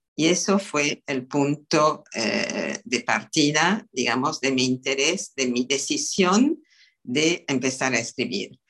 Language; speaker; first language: Spanish; non-native, fluent; French